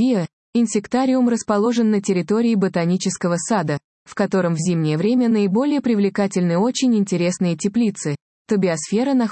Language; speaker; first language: Russian; native; Russian